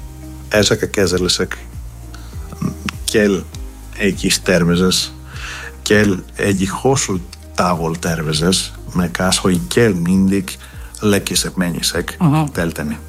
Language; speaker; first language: Hungarian; non-native, fluent; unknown